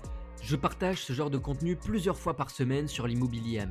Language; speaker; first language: French; native; French